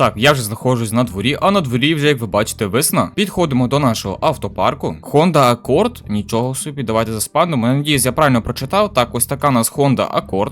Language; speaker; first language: Ukrainian; native; Ukrainian